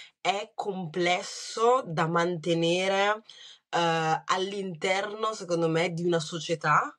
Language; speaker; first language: Italian; early bilingual, other home language; Kinyarwanda